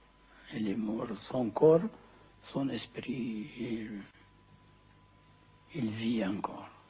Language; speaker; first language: French; non-native, fluent; Amharic